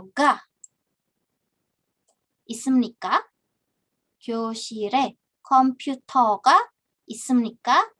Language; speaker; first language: Korean; non-native, fluent; Indonesian